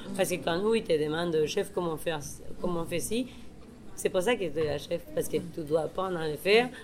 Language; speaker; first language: French; non-native, fluent; Spanish